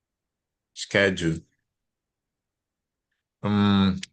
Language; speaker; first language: English; non-native, learner; Portuguese